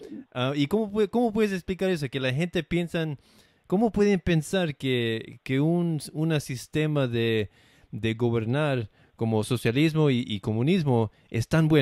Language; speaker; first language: Spanish; non-native, learner; English